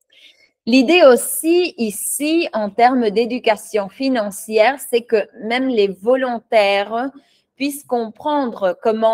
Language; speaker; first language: French; non-native, fluent; Spanish